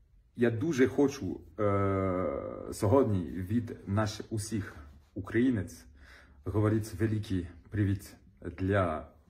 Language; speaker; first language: Ukrainian; non-native, learner; French